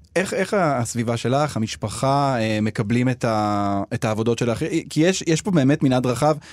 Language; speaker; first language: Hebrew; native; Hebrew